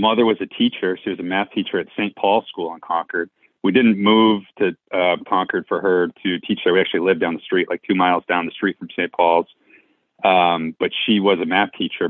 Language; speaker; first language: English; native; English